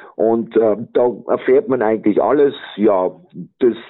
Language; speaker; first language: German; native; German